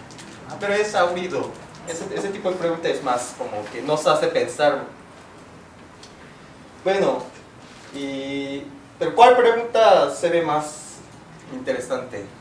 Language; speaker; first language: Spanish; non-native, fluent; Korean